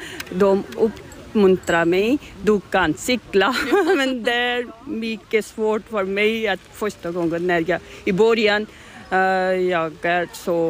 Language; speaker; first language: Swedish; non-native, learner; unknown